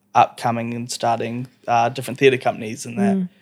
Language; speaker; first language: English; native; English